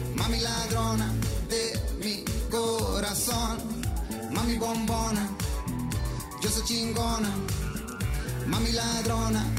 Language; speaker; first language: Spanish; native; Spanish